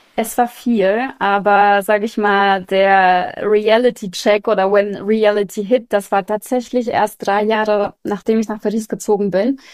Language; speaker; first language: German; early bilingual, other home language; Russian